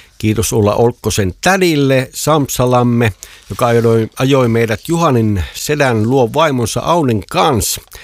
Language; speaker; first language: Finnish; native; Finnish